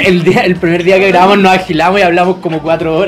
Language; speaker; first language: Spanish; native; Spanish